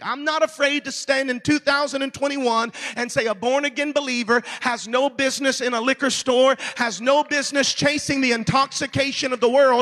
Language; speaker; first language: English; native; English